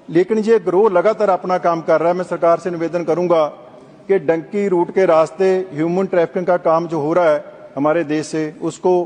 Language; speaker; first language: Hindi; non-native, local second language; Punjabi